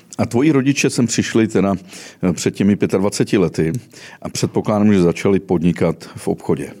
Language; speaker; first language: Czech; native; Czech